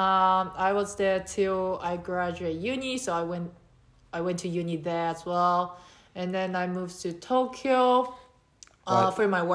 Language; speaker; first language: English; non-native, fluent; Japanese